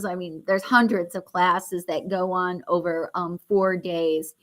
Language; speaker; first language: English; native; English